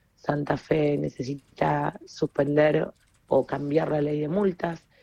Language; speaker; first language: Spanish; native; Spanish